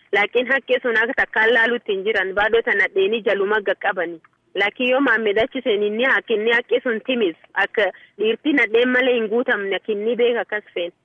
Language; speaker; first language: Oromo; native; Oromo